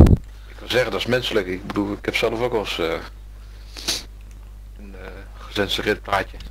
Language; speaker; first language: Dutch; native; Dutch